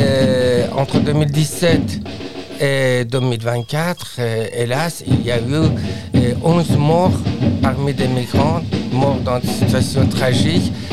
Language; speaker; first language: French; non-native, fluent; Persian